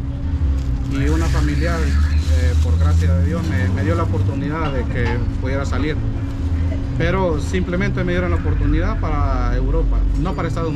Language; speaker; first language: Spanish; native; Spanish